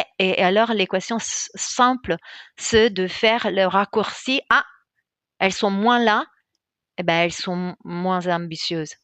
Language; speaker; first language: French; non-native, fluent; Italian